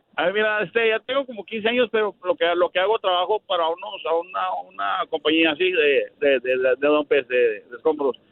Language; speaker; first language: Spanish; native; Spanish